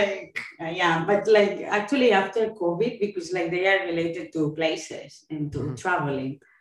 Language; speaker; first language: English; non-native, fluent; Spanish